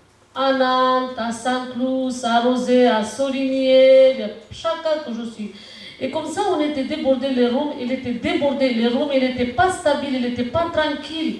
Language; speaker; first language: French; non-native, learner; Romanian